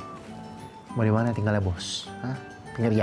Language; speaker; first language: Indonesian; native; Indonesian